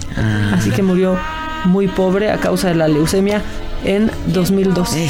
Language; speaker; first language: Spanish; native; Spanish